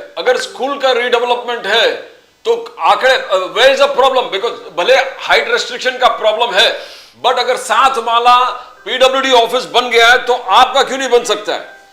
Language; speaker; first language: Hindi; non-native, local second language; Malayalam